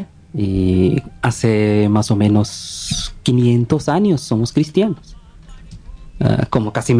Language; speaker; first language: Spanish; non-native, learner; Bangla